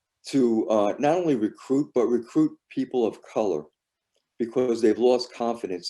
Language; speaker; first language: English; native; English